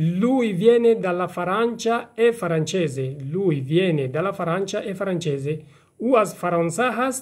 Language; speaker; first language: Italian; non-native, fluent; Persian